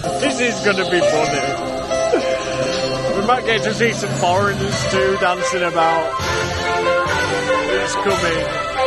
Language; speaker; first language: English; native; English